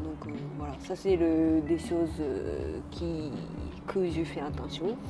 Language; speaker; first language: French; non-native, learner; Japanese